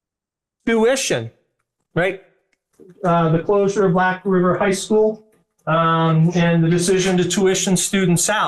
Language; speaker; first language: English; native; English